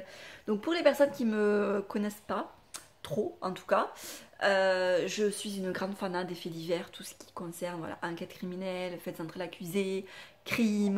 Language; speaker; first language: French; native; French